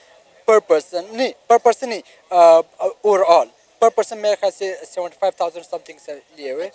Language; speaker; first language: Hindi; non-native, local second language; Pashto